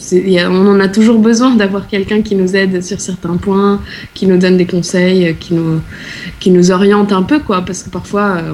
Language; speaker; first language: French; early bilingual, other home language; Portuguese